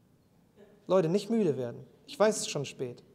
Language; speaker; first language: German; native; German